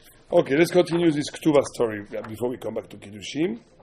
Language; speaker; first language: English; non-native, learner; French